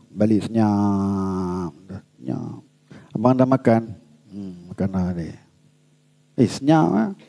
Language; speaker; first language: Malay; native; Malay